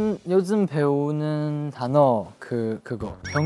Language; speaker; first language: Korean; non-native, learner; Chinese